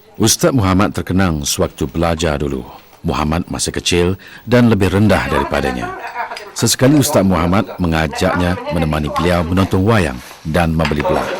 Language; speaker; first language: Malay; native; Malay